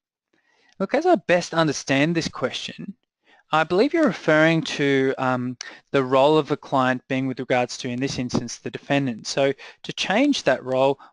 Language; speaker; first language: English; native; English